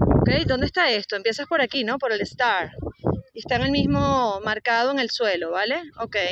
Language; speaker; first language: Spanish; native; Spanish